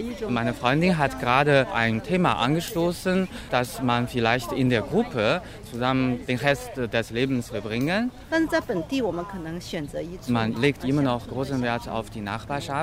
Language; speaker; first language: German; non-native, fluent; Chinese